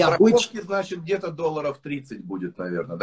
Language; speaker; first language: Russian; native; Russian